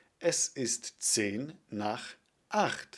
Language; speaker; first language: German; non-native, fluent; Polish